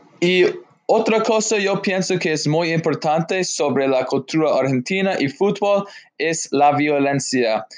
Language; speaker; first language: Spanish; non-native, learner; English